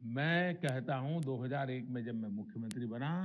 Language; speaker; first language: Hindi; non-native, local second language; Gujarati